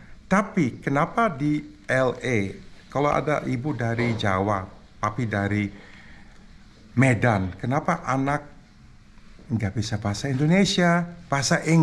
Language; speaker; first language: Indonesian; early bilingual, heritage; Indonesian